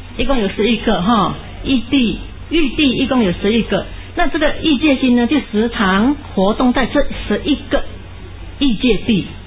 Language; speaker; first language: Chinese; native; Chinese